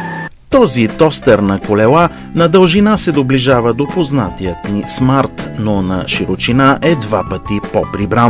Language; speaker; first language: Bulgarian; native; Bulgarian